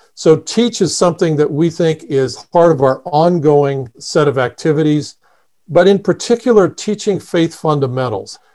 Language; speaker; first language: English; native; English